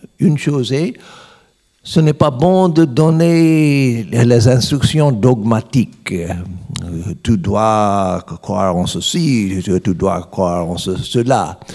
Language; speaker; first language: French; non-native, learner; English